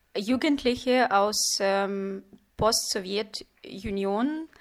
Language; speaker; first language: German; non-native, fluent; Russian